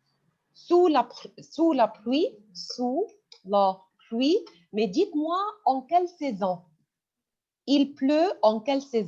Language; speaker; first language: French; non-native, fluent; Arabic